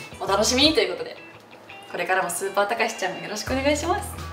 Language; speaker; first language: Japanese; native; Japanese